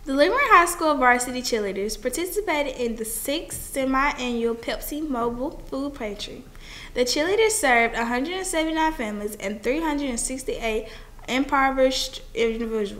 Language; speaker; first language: English; native; English